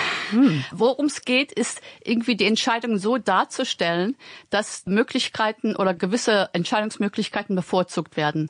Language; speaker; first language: German; native; German